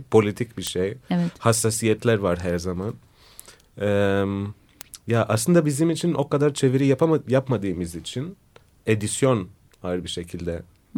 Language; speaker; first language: Turkish; non-native, fluent; Greek